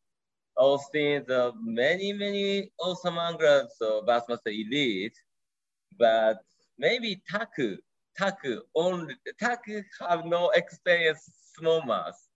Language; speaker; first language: English; non-native, learner; Japanese